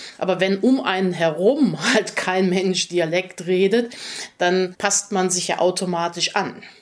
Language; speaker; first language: German; native; German